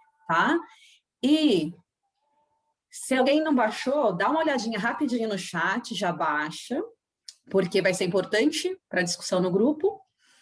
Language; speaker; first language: Portuguese; native; Portuguese